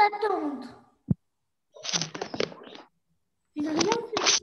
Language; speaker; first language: French; non-native, local second language; Arabic